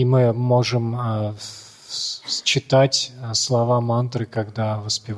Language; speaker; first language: Russian; native; Russian